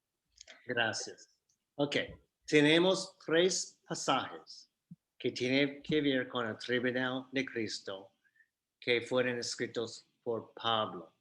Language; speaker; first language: Spanish; non-native, fluent; English